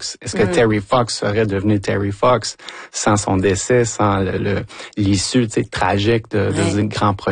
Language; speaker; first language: French; native; French